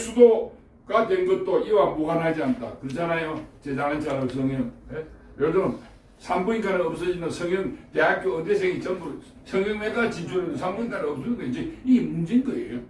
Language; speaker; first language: Korean; native; Korean